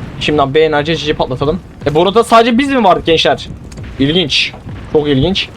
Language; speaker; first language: Turkish; native; Turkish